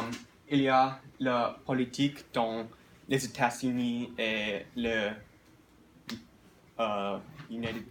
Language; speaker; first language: French; non-native, learner; English